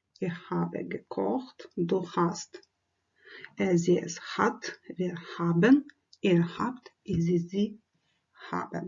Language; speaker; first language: German; non-native, fluent; Ukrainian